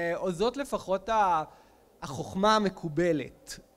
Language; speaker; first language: Hebrew; native; Hebrew